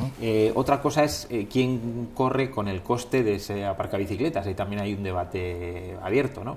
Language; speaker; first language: Spanish; native; Spanish